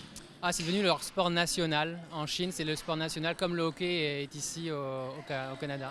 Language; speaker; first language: French; native; French